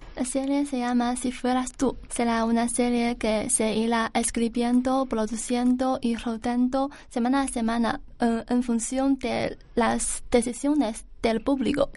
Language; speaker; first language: Spanish; non-native, learner; Chinese